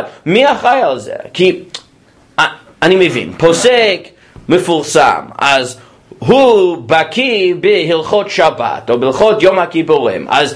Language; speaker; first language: Hebrew; non-native, fluent; English